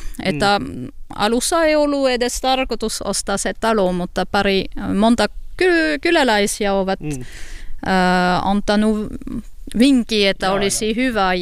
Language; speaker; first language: Finnish; non-native, fluent; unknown